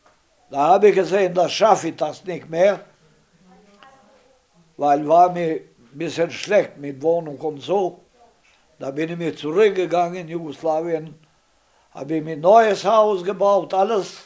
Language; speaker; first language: German; non-native, learner; Romany